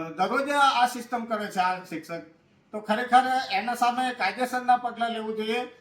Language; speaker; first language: Gujarati; non-native, local second language; Bhili